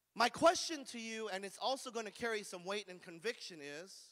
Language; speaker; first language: English; native; English